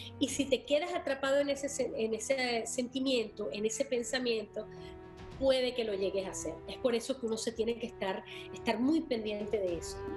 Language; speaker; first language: Spanish; native; Spanish